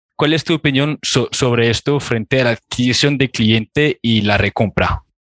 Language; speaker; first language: Spanish; non-native, fluent; French